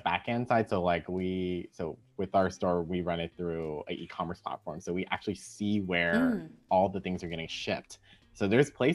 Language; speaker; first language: English; native; English